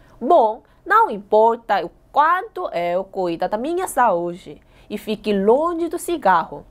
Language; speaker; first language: Portuguese; non-native, fluent; Korean